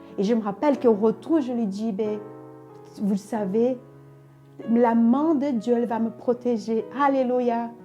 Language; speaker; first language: French; non-native, fluent; Portuguese